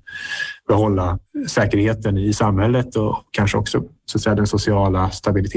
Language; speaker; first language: Swedish; native; Swedish